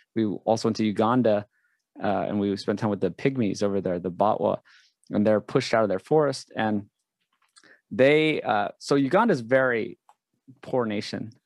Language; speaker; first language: English; native; English